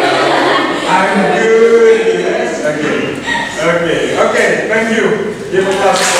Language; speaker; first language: English; non-native, fluent; Indonesian